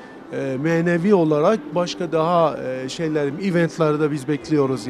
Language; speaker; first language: Turkish; non-native, learner; Persian